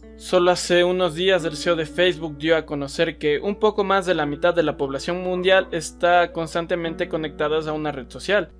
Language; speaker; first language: Spanish; native; Spanish